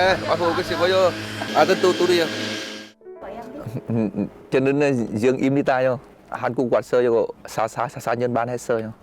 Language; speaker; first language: Korean; non-native, learner; Vietnamese